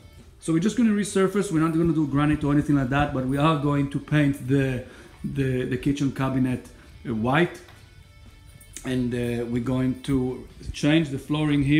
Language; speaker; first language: English; non-native, fluent; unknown